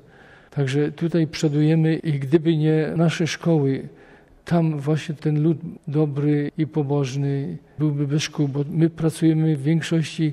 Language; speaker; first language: Polish; native; Polish